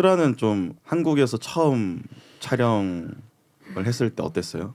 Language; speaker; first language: Korean; native; Korean